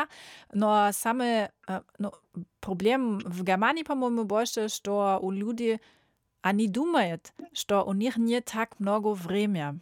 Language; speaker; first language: Russian; non-native, learner; German